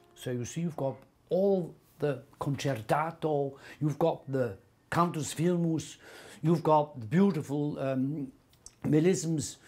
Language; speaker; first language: English; non-native, fluent; Swiss German